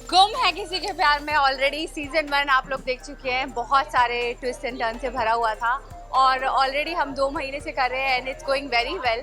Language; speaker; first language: Hindi; native; Hindi